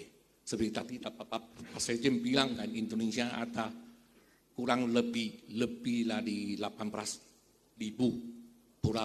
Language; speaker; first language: Indonesian; non-native, fluent; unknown